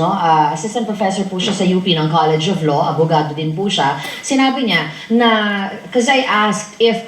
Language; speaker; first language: Filipino; native; Filipino